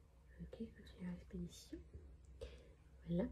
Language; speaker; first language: French; native; French